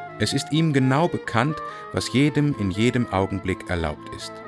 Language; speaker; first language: German; native; German